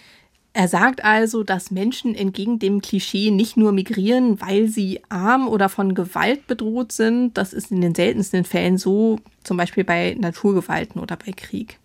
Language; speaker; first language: German; native; German